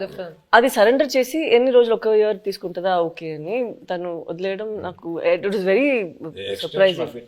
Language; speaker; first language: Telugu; non-native, fluent; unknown